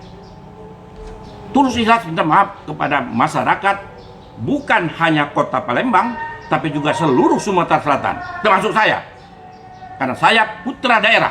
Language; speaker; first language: Indonesian; native; Indonesian